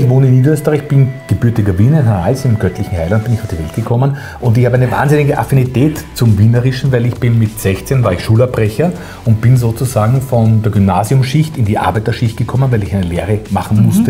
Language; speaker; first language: German; native; German